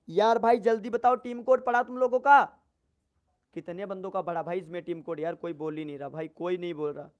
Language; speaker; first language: Hindi; native; Hindi